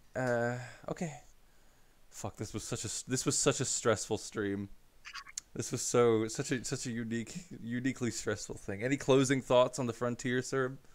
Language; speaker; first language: English; native; English